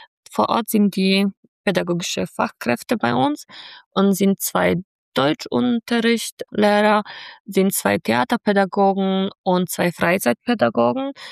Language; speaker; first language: German; non-native, fluent; Polish